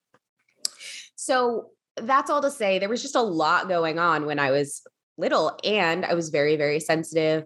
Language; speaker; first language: English; native; English